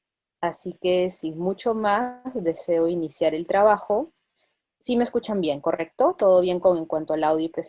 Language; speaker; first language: Spanish; native; Spanish